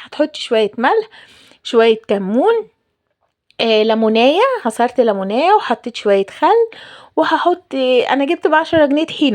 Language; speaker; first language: Arabic; native; Arabic